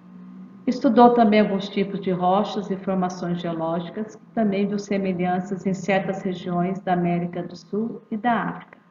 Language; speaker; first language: Portuguese; native; Portuguese